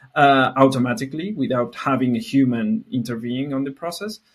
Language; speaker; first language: English; non-native, fluent; Spanish